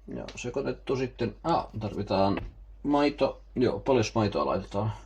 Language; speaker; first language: Finnish; non-native, fluent; Filipino